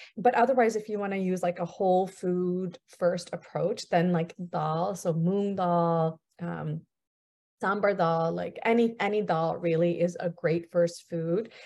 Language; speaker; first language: English; early bilingual, other home language; Punjabi